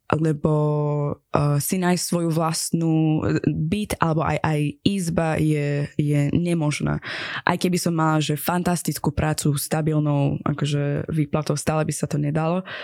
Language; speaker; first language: Slovak; non-native, fluent; Persian